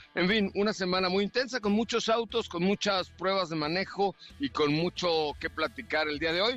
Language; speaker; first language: Spanish; native; Spanish